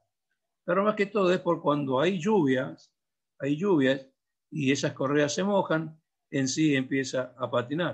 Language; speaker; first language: Spanish; native; Spanish